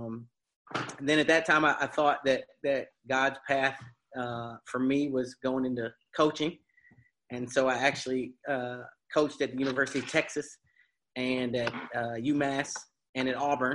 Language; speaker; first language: English; native; English